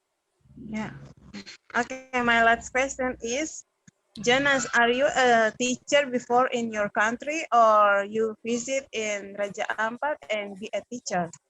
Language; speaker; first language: English; non-native, learner; Indonesian